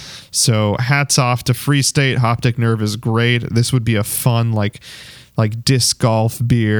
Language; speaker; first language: English; native; English